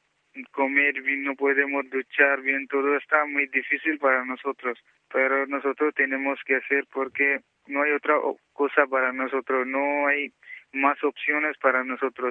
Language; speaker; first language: Spanish; non-native, learner; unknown